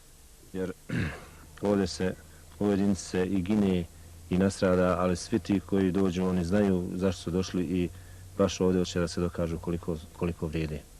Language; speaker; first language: Bosnian; native; Bosnian